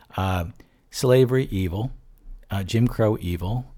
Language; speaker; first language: English; native; English